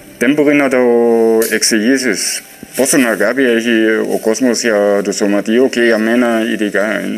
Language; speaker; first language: Greek; non-native, fluent; German